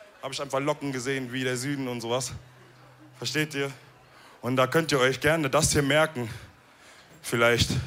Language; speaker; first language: German; early bilingual, other home language; Wolof